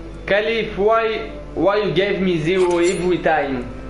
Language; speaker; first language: English; non-native, learner; French